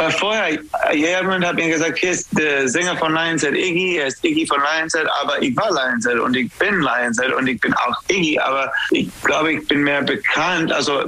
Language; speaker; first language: German; non-native, fluent; English